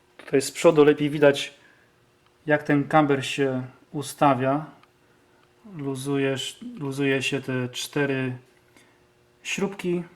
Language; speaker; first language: Polish; early bilingual, heritage; Polish